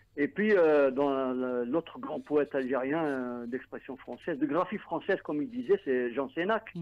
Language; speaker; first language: French; non-native, local second language; Arabic